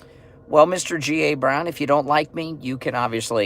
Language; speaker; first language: English; native; English